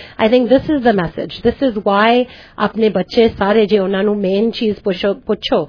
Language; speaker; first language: English; early bilingual, other home language; Punjabi